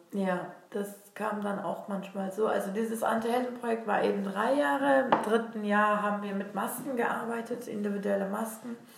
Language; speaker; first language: German; non-native, fluent; Turkish